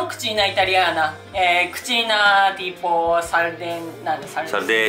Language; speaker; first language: Italian; non-native, learner; Japanese